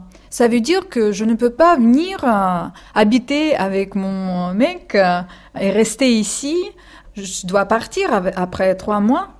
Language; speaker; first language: French; non-native, fluent; Russian